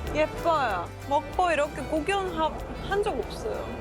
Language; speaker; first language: Korean; non-native, learner; Estonian